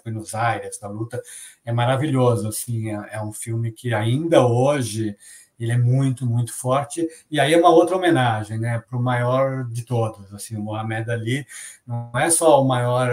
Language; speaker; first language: Portuguese; native; Portuguese